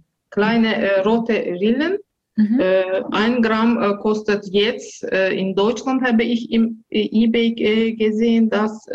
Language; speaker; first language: German; non-native, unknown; Azerbaijani